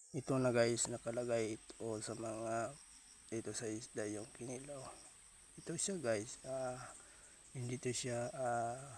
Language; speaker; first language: Filipino; non-native, local second language; Cebuano